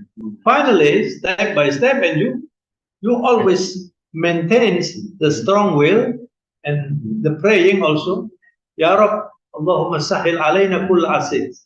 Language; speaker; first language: English; non-native, fluent; Indonesian